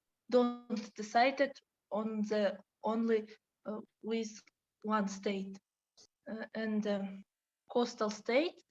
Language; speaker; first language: English; non-native, learner; Russian